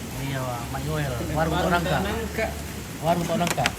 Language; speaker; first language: Indonesian; native; Indonesian